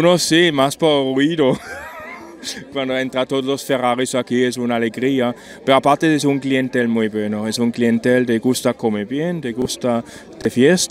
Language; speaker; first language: Spanish; non-native, learner; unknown